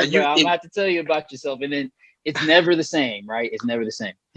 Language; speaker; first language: English; native; English